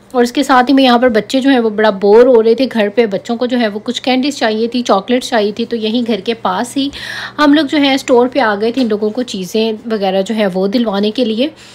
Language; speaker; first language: Urdu; native; Urdu